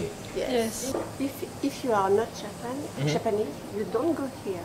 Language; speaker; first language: English; non-native, learner; French